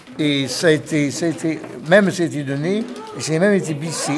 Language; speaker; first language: French; native; French